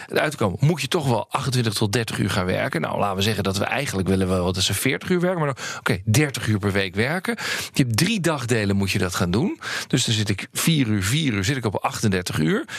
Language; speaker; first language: Dutch; native; Dutch